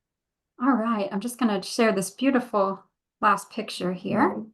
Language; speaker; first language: English; native; English